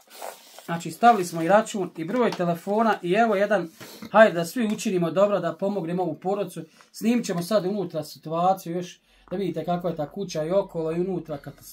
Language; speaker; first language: Bosnian; native; Bosnian